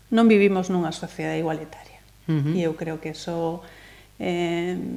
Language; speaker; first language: Galician; native; Galician